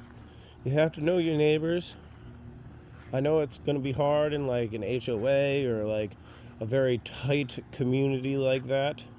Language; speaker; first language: English; native; English